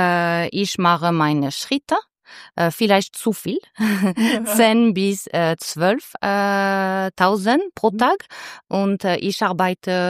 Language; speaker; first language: German; non-native, learner; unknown